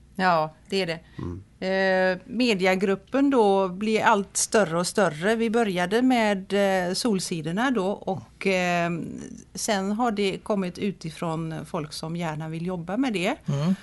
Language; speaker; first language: Swedish; non-native, fluent; Dutch